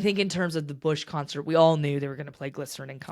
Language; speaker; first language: English; native; English